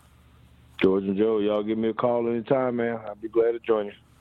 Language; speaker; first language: English; native; English